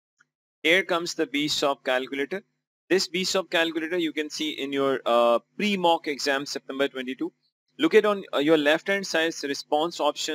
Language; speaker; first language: English; non-native, local second language; Urdu